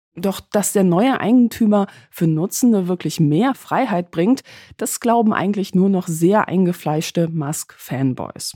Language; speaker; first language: German; early bilingual, other home language; Polish